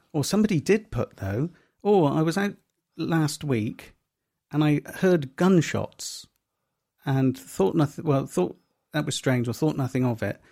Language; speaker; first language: English; native; English